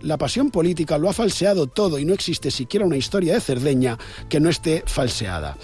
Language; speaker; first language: Spanish; non-native, local second language; Catalan